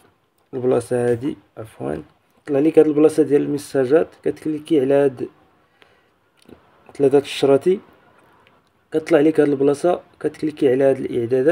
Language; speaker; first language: Arabic; native; Arabic